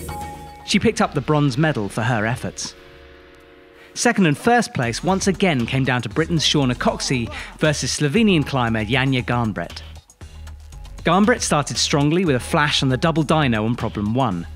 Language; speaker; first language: English; native; English